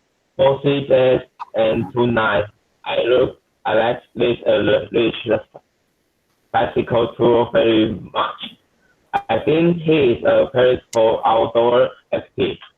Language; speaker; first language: English; non-native, learner; Chinese